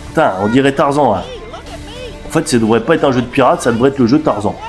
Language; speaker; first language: French; native; French